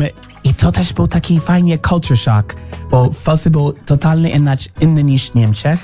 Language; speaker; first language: Polish; non-native, fluent; English